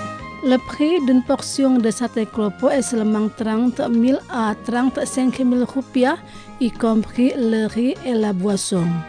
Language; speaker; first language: French; non-native, fluent; Indonesian